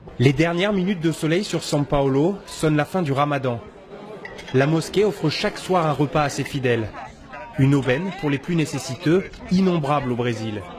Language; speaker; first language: French; native; French